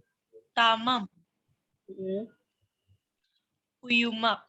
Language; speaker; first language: Turkish; non-native, learner; Indonesian